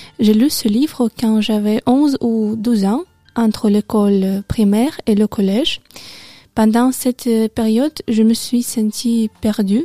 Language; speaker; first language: French; non-native, learner; Russian